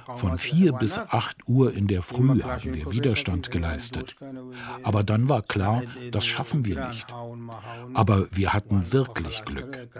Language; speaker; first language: German; non-native, fluent; Kurdish